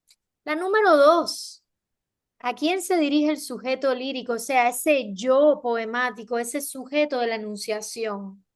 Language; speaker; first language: Spanish; native; Spanish